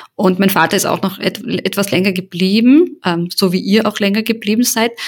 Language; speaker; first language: German; early bilingual, other home language; Bosnian